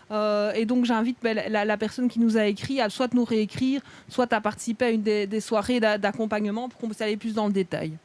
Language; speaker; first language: French; native; French